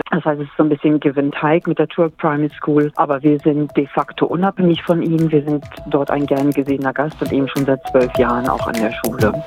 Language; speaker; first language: German; native; German